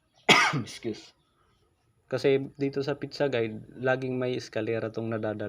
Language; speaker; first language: Filipino; non-native, local second language; Waray